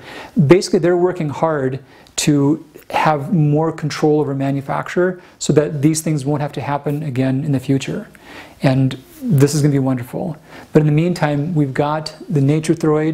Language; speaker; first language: English; native; English